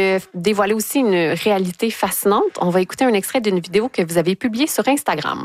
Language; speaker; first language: French; native; French